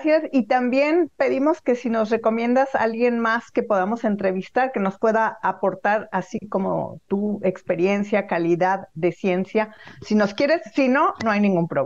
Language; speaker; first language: Spanish; native; Spanish